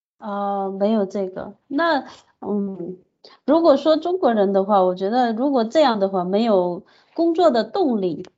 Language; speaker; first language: Chinese; native; Chinese